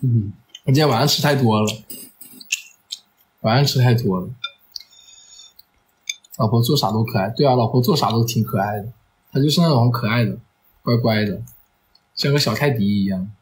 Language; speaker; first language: Chinese; native; Chinese